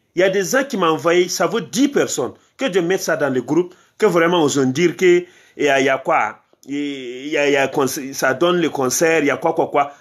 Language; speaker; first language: French; non-native, local second language; Mossi